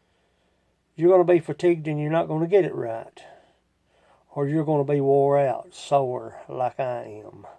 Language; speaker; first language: English; native; English